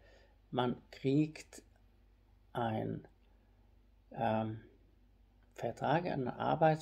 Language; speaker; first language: German; non-native, fluent; Swedish